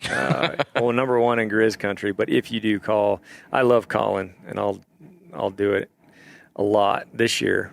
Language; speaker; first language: English; native; English